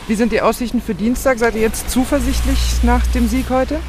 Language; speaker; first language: German; native; German